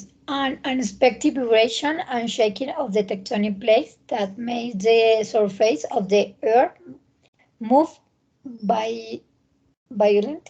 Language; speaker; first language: English; non-native, learner; Spanish